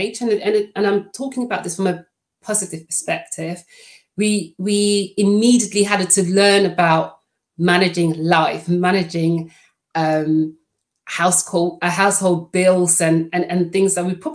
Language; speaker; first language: English; non-native, fluent; Dutch